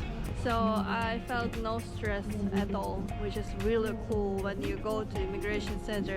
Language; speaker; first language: English; non-native, fluent; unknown